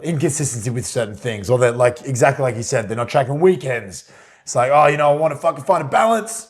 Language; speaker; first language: English; native; English